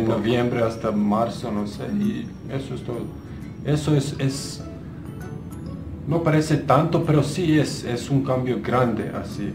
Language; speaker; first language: Spanish; non-native, fluent; Bosnian